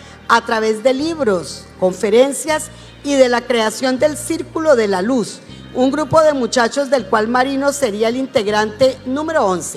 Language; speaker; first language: Spanish; native; Spanish